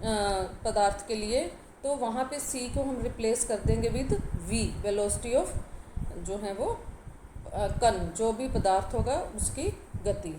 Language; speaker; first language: Hindi; native; Hindi